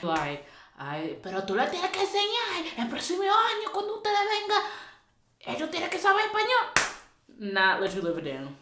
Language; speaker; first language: Spanish; early bilingual, heritage; Spanish